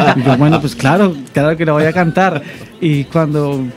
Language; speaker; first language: Spanish; native; Spanish